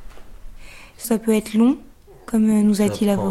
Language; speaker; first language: French; native; French